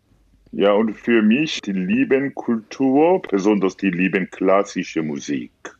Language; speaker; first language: German; non-native, fluent; Korean